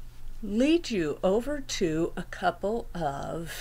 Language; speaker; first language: English; native; English